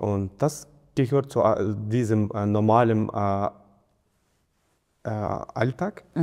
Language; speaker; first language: German; non-native, fluent; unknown